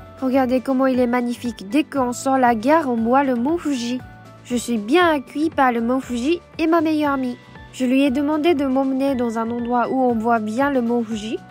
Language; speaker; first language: French; non-native, fluent; Japanese